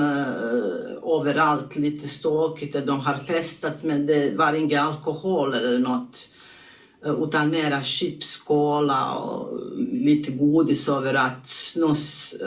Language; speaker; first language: Swedish; non-native, learner; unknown